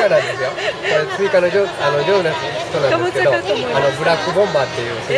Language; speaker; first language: Japanese; native; Japanese